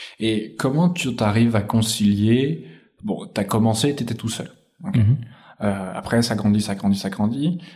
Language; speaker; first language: French; native; French